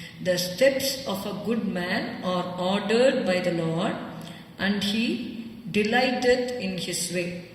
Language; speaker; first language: English; non-native, local second language; Tamil